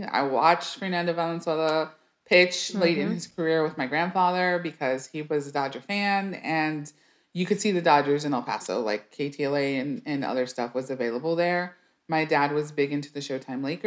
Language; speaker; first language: English; native; English